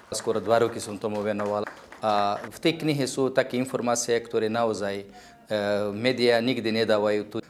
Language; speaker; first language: Slovak; non-native, fluent; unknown